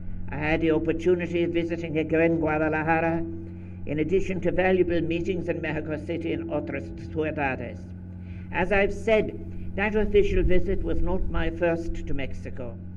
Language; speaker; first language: English; native; English